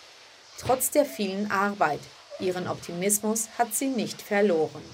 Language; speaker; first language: German; early bilingual, other home language; Greek